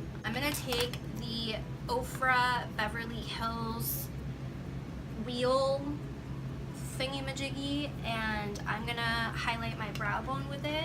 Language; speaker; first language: English; native; English